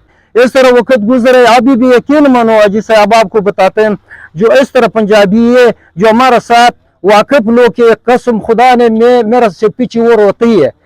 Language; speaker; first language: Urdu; non-native, learner; Pashto